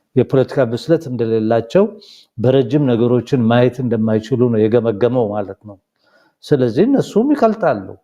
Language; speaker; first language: Amharic; non-native, local second language; Somali